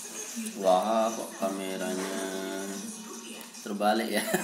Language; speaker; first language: Indonesian; native; Indonesian